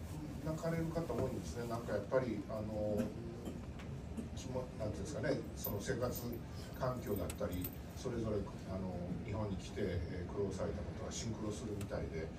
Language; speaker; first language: Japanese; native; Japanese